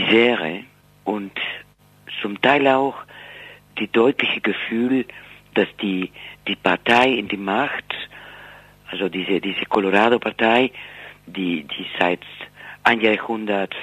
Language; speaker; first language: German; non-native, fluent; Spanish